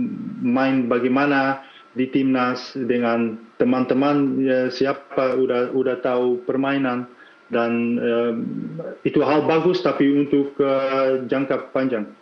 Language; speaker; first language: Indonesian; non-native, fluent; Dutch